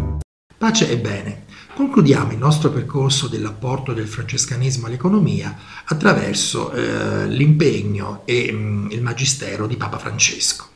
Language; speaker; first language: Italian; native; Italian